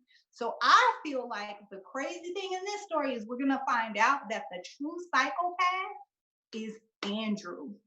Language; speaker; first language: English; native; English